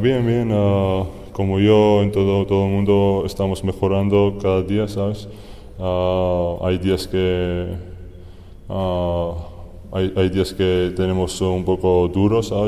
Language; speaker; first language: Spanish; non-native, fluent; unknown